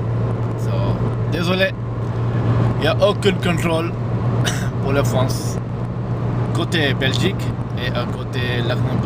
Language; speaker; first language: French; non-native, fluent; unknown